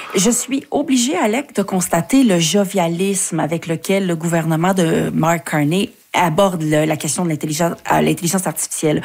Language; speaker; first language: French; native; French